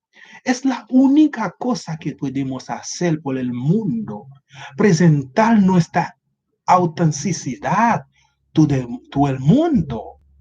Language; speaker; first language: Spanish; non-native, learner; Haitian Creole